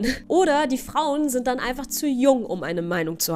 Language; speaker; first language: German; native; German